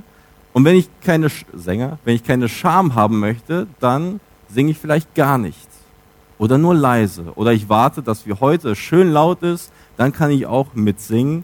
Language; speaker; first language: German; native; German